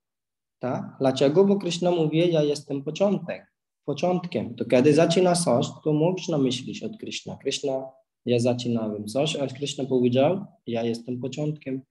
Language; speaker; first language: Polish; non-native, learner; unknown